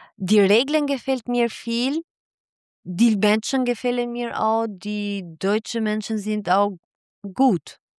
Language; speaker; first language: German; non-native, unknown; Albanian